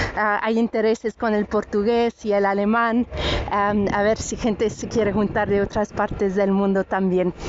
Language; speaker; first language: Spanish; non-native, fluent; French